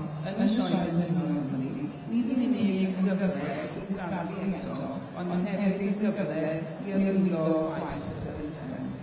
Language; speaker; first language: Welsh; native; Welsh